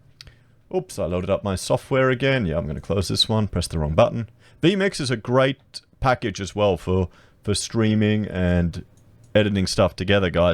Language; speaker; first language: English; native; English